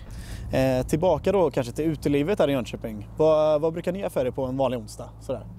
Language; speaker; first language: Swedish; native; Swedish